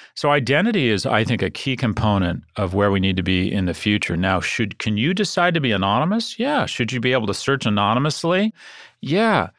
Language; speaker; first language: English; native; English